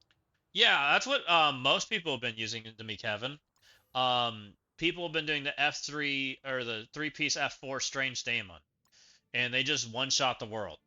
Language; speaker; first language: English; native; English